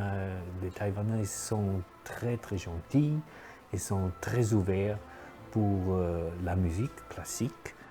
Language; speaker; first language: French; non-native, fluent; German